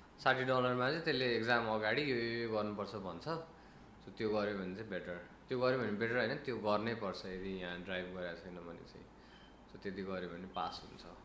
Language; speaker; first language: Nepali; native; Nepali